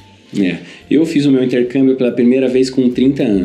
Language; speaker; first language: Portuguese; native; Portuguese